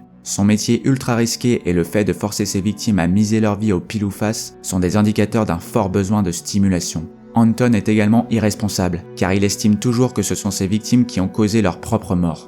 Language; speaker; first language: French; native; French